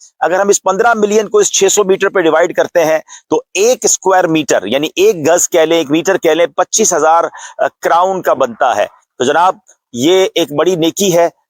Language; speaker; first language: Urdu; native; Urdu